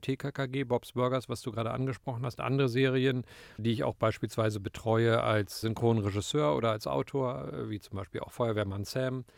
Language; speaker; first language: German; native; German